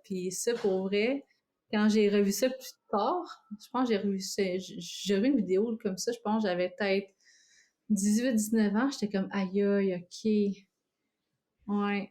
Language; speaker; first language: French; native; French